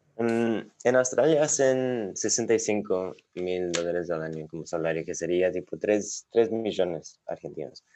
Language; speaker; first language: Spanish; non-native, fluent; English